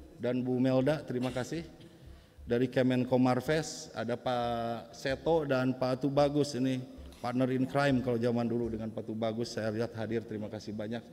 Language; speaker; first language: Indonesian; native; Indonesian